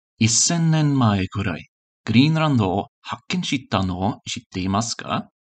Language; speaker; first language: Japanese; non-native, learner; English